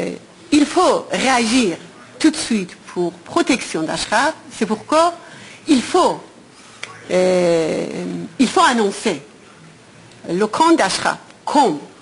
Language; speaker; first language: French; non-native, fluent; Persian